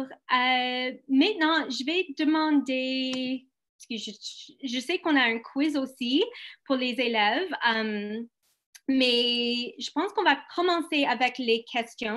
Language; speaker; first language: French; non-native, local second language; English